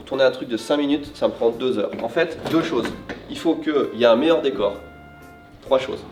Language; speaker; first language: French; native; French